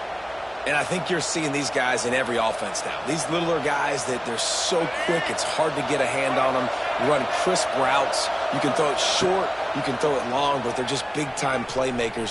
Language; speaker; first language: English; native; English